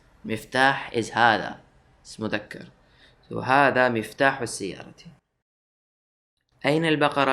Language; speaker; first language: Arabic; non-native, fluent; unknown